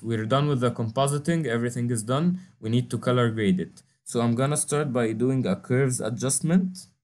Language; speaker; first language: English; non-native, fluent; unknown